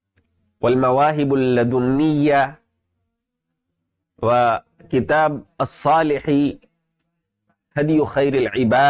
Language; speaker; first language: Arabic; non-native, fluent; Urdu